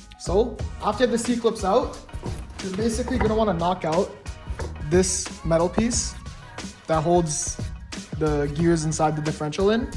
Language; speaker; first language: English; native; English